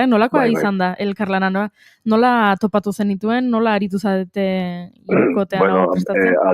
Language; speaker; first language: Basque; native; Basque